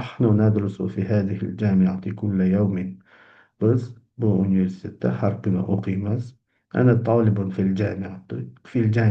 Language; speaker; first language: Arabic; non-native, fluent; Uzbek